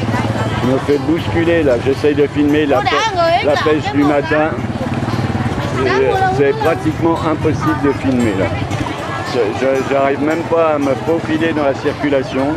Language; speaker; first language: French; native; French